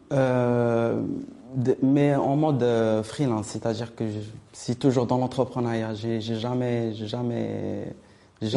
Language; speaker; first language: French; non-native, local second language; Arabic